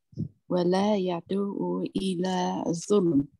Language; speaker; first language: Arabic; non-native, learner; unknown